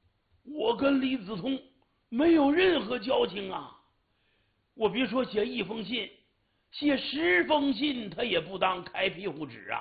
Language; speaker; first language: Chinese; native; Chinese